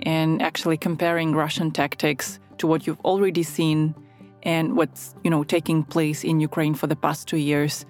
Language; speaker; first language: English; non-native, fluent; Ukrainian